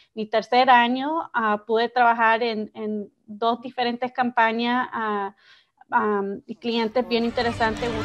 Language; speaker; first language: Spanish; early bilingual, heritage; Spanish